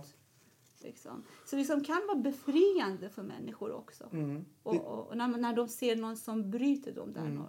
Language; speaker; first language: Swedish; non-native, fluent; Persian